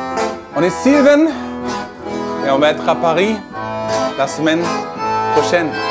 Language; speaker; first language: French; non-native, learner; German